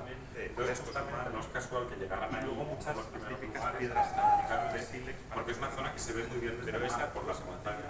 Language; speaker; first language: Spanish; native; Spanish